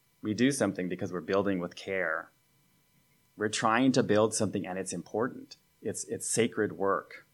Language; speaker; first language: English; native; English